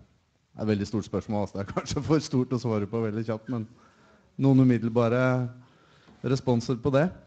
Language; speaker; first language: Norwegian; native; Norwegian